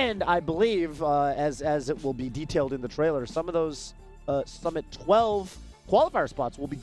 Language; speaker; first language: English; native; English